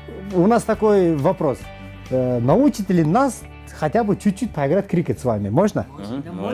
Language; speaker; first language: Russian; non-native, local second language; Kyrgyz